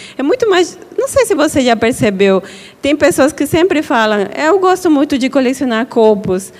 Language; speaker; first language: Portuguese; non-native, fluent; Spanish